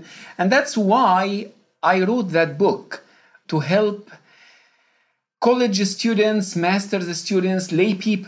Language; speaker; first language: English; non-native, fluent; Arabic